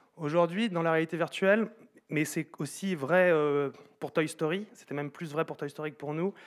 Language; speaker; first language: French; native; French